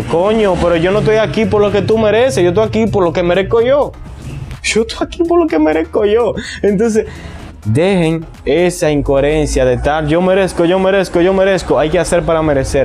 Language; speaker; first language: Spanish; native; Spanish